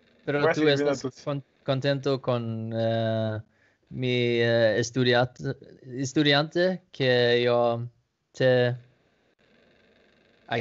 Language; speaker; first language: Spanish; non-native, learner; Danish